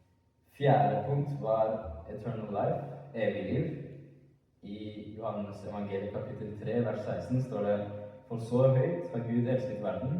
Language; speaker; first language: Norwegian; early bilingual, other home language; Amharic